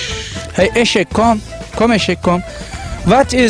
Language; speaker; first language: English; non-native, learner; Turkish